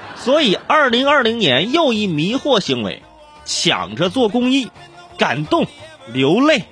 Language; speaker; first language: Chinese; native; Chinese